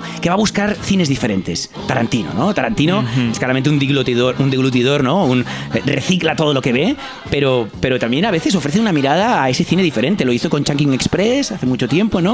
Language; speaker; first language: Spanish; non-native, local second language; Catalan